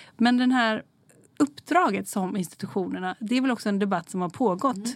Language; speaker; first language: Swedish; native; Swedish